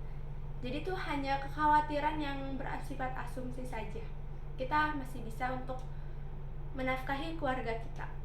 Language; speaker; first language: Indonesian; native; Indonesian